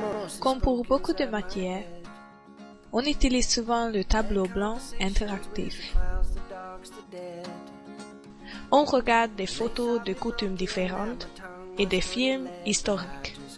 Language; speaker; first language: French; non-native, learner; Hungarian